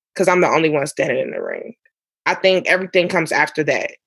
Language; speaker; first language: English; native; English